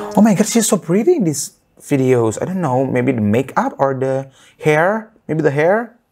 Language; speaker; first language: English; non-native, fluent; Indonesian